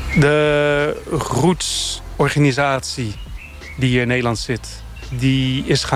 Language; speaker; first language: Dutch; native; Dutch